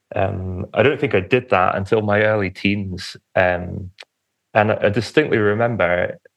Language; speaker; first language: English; native; English